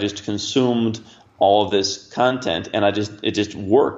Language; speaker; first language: English; native; English